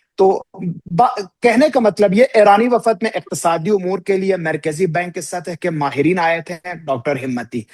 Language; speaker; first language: Urdu; non-native, local second language; Balti